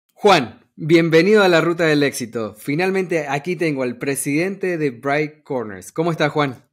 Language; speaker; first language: Spanish; native; Spanish